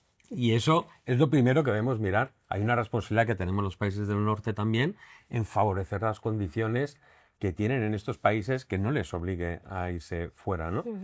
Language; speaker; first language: Spanish; native; Spanish